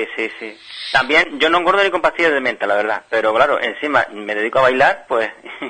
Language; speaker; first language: Spanish; native; Spanish